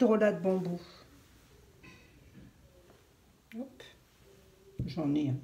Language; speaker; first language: French; native; French